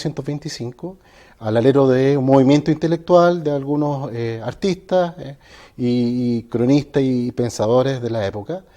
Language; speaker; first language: Spanish; native; Spanish